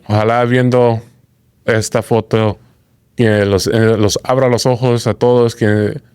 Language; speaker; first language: Spanish; early bilingual, heritage; Spanish